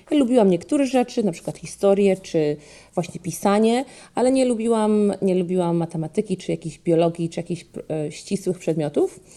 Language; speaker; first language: Polish; native; Polish